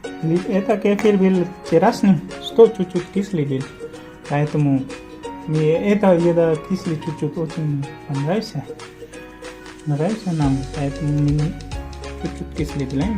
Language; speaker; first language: Russian; non-native, learner; Hindi